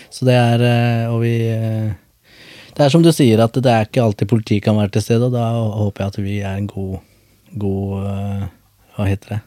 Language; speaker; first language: Norwegian; early bilingual, other home language; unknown